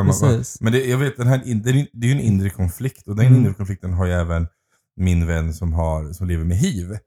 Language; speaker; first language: Swedish; native; Swedish